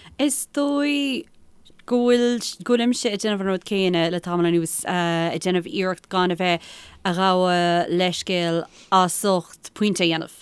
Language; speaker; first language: Irish; non-native, local second language; English